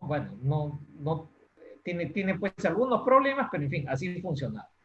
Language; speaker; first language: Spanish; native; Spanish